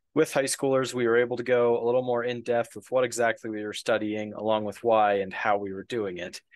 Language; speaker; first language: English; native; English